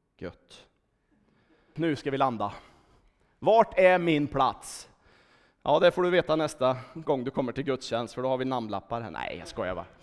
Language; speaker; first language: Swedish; native; Swedish